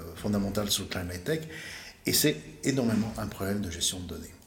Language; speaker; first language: French; native; French